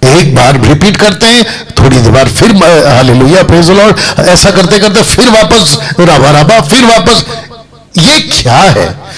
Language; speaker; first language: Hindi; non-native, local second language; Telugu